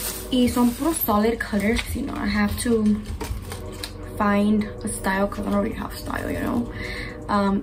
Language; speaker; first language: English; early bilingual, other home language; Spanish